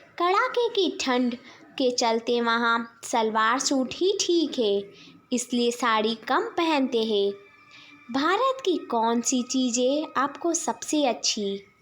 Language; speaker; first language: Hindi; native; Hindi